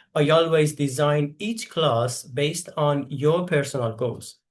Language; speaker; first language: English; non-native, fluent; Persian